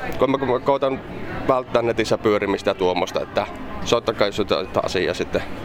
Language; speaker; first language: Finnish; native; Finnish